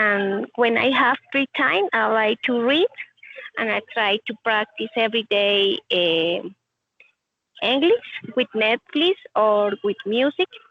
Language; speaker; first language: English; non-native, learner; Spanish